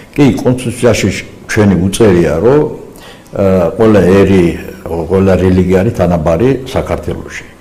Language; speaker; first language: Georgian; non-native, local second language; Azerbaijani